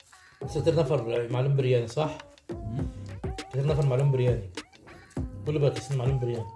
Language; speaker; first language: Arabic; non-native, learner; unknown